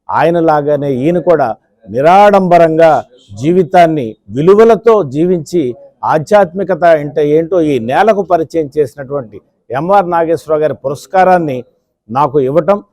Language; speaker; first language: Telugu; native; Telugu